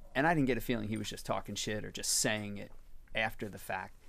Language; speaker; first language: English; native; English